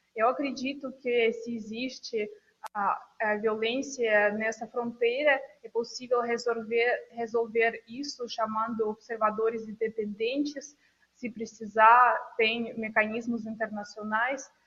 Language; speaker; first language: Portuguese; non-native, fluent; Russian